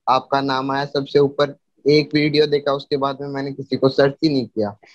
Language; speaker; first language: Hindi; native; Hindi